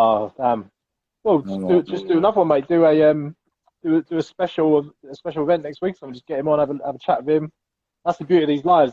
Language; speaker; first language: English; native; English